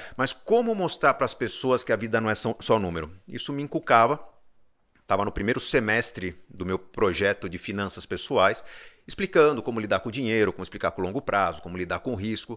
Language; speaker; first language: Portuguese; native; Portuguese